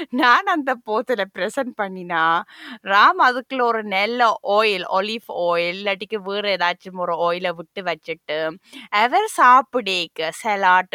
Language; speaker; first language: Tamil; native; Tamil